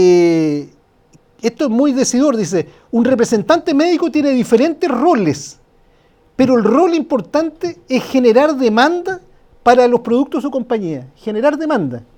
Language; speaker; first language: Spanish; native; Spanish